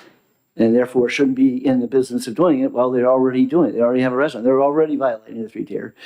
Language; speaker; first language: English; native; English